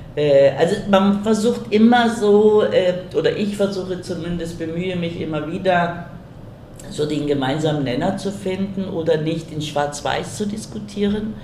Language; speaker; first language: German; early bilingual, other home language; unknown